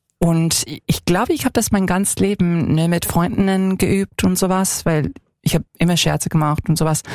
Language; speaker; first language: German; non-native, fluent; English